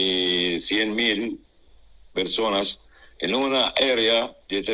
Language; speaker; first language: Spanish; non-native, fluent; Arabic